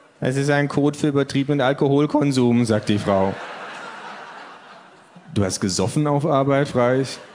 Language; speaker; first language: German; native; German